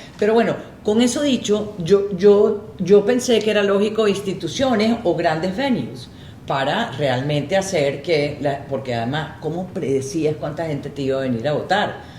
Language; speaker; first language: Spanish; native; Spanish